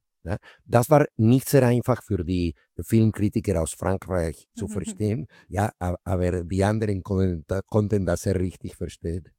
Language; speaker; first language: German; non-native, fluent; Spanish